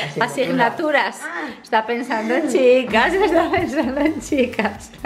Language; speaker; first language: Spanish; native; Spanish